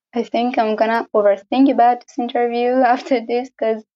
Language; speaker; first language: English; non-native, fluent; Persian